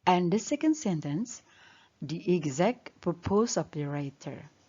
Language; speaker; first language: English; non-native, learner; Indonesian